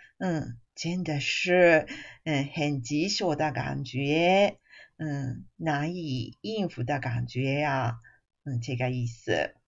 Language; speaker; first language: Chinese; non-native, fluent; Japanese